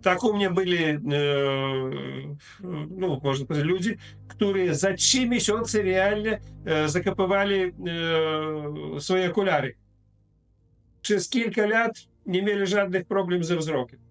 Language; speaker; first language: Polish; non-native, fluent; Russian